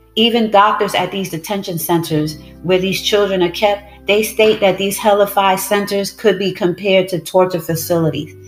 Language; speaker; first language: English; early bilingual, other home language; Spanish